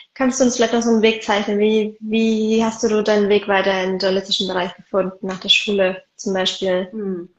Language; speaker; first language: German; early bilingual, other home language; Arabic